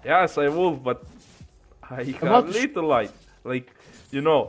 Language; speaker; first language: English; non-native, learner; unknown